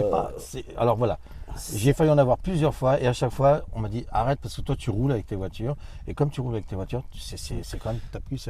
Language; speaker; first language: French; native; French